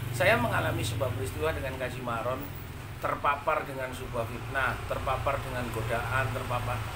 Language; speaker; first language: Indonesian; non-native, local second language; Madurese